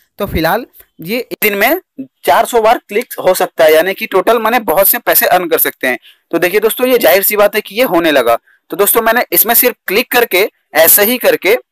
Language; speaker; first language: Hindi; native; Hindi